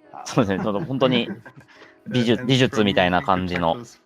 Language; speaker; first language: Japanese; native; Japanese